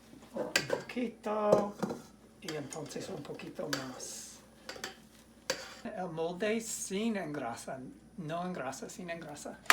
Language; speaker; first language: Spanish; non-native, learner; English